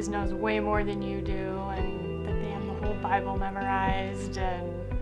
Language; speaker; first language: English; native; English